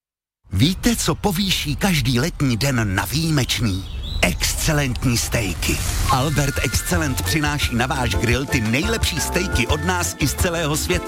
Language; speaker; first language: Czech; native; Czech